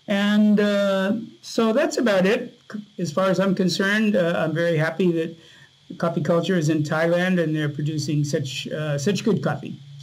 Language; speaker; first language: English; native; English